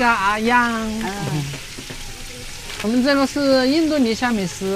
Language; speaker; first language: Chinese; non-native, fluent; Indonesian